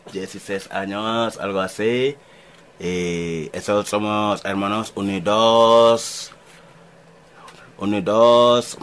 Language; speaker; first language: Spanish; non-native, learner; Wolof